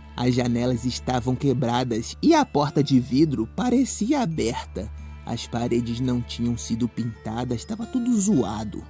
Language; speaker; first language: Portuguese; native; Portuguese